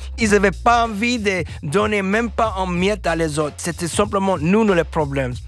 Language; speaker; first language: French; non-native, fluent; English